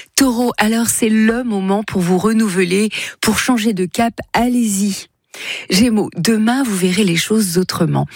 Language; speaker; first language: French; native; French